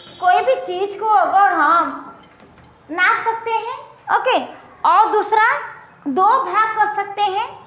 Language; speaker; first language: Hindi; non-native, local second language; Odia